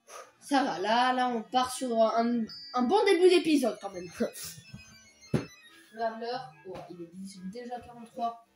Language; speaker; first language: French; native; French